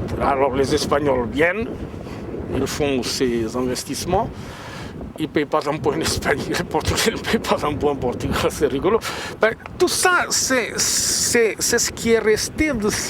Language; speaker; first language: French; non-native, fluent; Portuguese